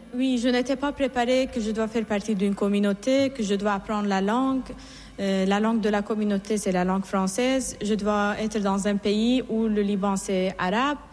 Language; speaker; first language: French; non-native, fluent; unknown